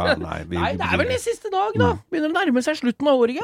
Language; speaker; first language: Norwegian; native; Norwegian